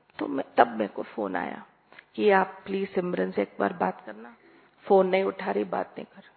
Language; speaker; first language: Hindi; native; Hindi